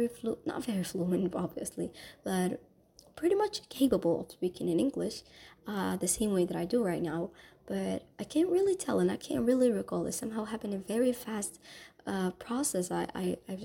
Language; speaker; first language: English; non-native, fluent; Somali